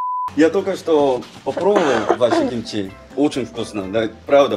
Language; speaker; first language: Russian; non-native, fluent; Korean